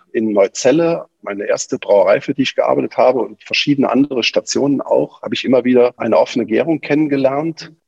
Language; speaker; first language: German; native; German